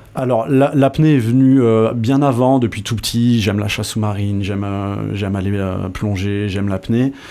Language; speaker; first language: French; native; French